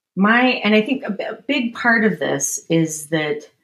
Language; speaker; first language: English; native; English